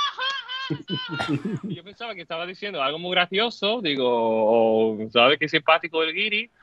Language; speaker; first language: Spanish; non-native, fluent; English